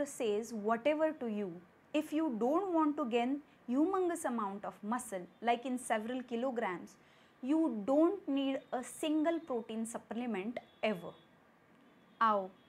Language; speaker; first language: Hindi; non-native, local second language; Marathi